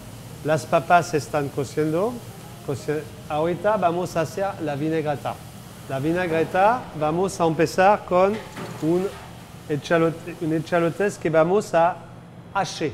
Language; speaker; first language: Spanish; non-native, fluent; French